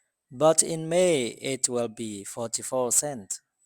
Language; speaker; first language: English; non-native, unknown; Burmese